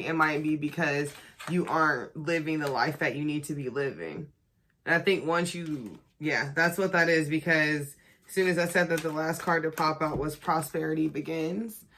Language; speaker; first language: English; native; English